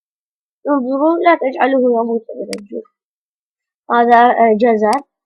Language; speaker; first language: Arabic; native; Arabic